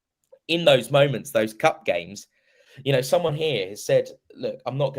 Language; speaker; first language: English; native; English